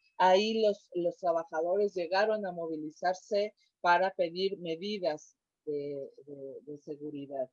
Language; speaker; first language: Spanish; native; Spanish